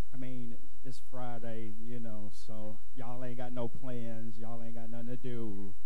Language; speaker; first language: English; native; English